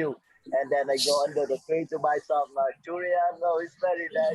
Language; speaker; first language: English; non-native, fluent; Vietnamese